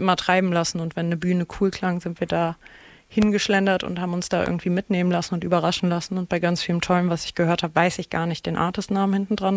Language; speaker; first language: German; native; German